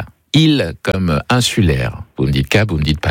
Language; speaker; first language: French; native; French